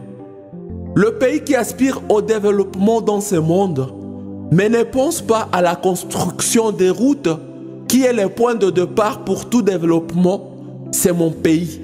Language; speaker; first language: French; non-native, local second language; Swahili